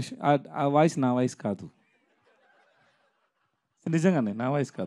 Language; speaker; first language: Telugu; non-native, learner; Tamil